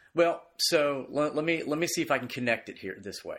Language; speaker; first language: English; native; English